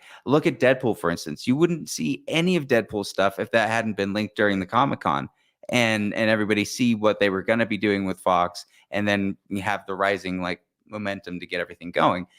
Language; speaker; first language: English; native; English